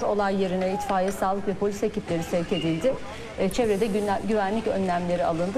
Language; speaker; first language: Turkish; native; Turkish